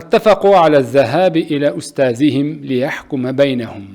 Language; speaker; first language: Arabic; non-native, fluent; Uzbek